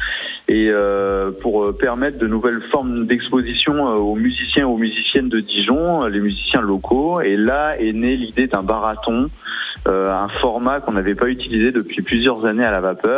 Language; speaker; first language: French; native; French